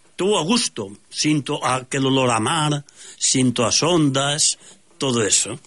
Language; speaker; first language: Spanish; non-native, local second language; Galician